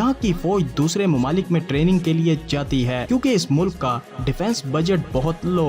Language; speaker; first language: Urdu; native; Urdu